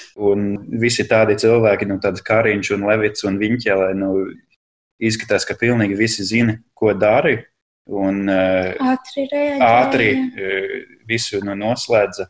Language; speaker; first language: Latvian; non-native, fluent; English